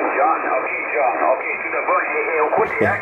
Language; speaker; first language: Portuguese; non-native, learner; Czech